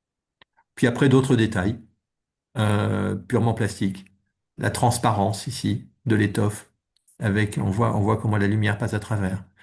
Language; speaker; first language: French; native; French